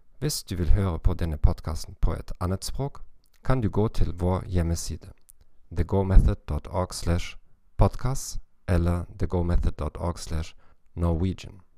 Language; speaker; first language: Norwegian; non-native, learner; German